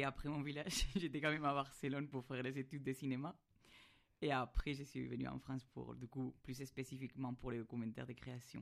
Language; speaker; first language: French; non-native, fluent; Spanish